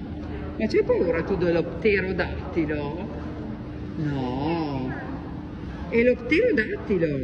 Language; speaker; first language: Italian; native; Italian